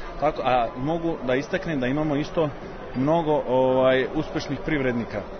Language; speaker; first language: Serbian; early bilingual, heritage; Serbian